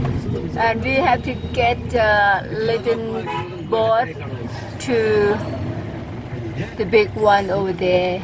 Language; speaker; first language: English; non-native, learner; Thai